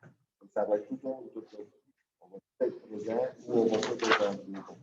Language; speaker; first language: French; native; French